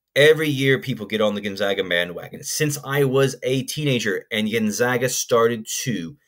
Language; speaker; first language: English; native; English